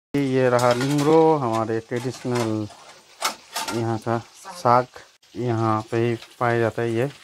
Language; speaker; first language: Hindi; non-native, local second language; Nepali